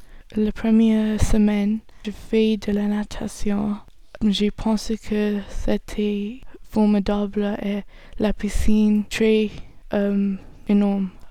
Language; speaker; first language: French; non-native, learner; English